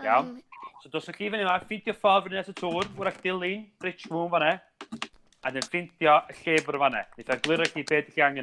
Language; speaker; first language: Welsh; native; Welsh